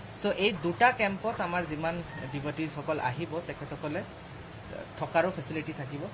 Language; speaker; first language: Assamese; native; Assamese